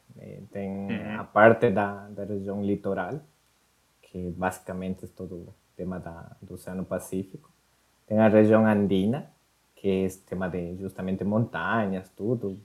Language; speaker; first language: Portuguese; non-native, fluent; Spanish